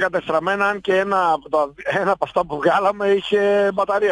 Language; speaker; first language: Greek; native; Greek